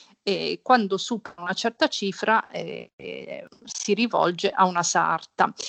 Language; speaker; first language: Italian; native; Italian